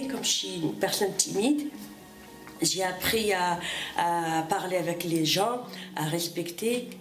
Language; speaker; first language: French; non-native, fluent; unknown